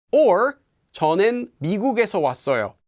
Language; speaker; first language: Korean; non-native, fluent; English